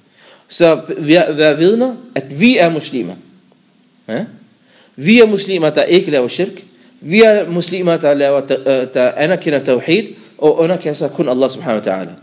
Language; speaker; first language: Danish; non-native, fluent; Arabic